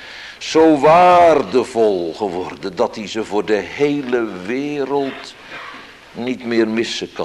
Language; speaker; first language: Dutch; native; Dutch